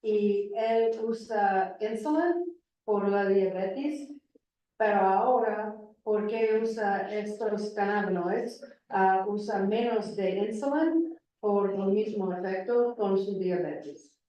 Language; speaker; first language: Spanish; non-native, fluent; English